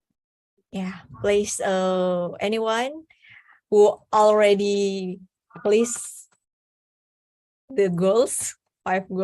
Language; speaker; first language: English; non-native, fluent; Indonesian